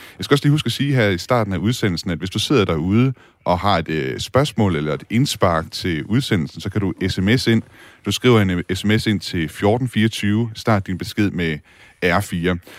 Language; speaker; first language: Danish; native; Danish